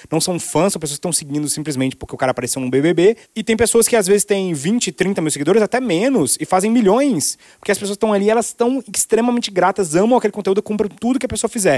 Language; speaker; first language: Portuguese; native; Portuguese